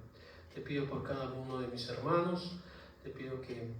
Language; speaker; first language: Spanish; native; Spanish